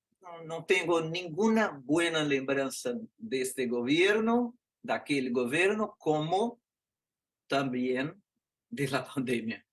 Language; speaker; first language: Spanish; non-native, fluent; Portuguese